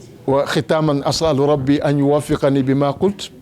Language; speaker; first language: Arabic; non-native, fluent; Mandingo